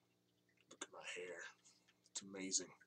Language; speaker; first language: English; native; English